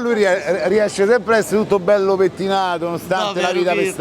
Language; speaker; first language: Italian; native; Italian